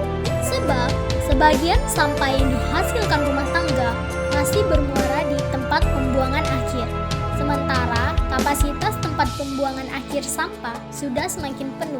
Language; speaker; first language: Indonesian; native; Indonesian